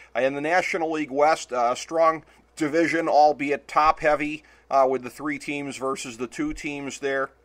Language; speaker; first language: English; native; English